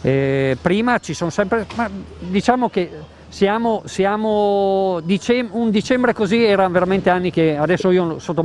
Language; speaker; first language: Italian; native; Italian